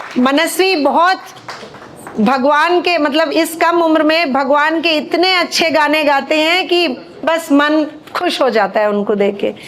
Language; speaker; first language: Hindi; non-native, local second language; Telugu